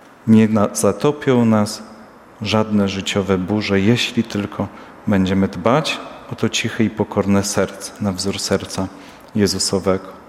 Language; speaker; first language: Polish; native; Polish